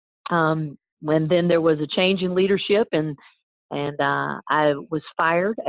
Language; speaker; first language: English; native; English